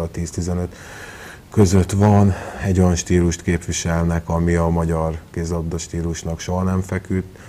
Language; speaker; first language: Hungarian; native; Hungarian